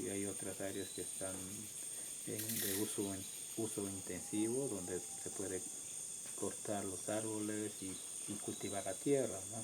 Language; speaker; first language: Spanish; non-native, local second language; Quechua